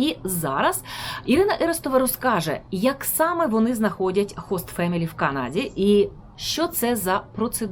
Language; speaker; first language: Ukrainian; native; Ukrainian